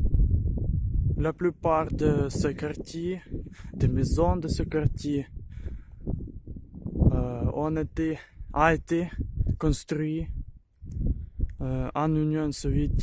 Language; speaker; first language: French; non-native, learner; Ukrainian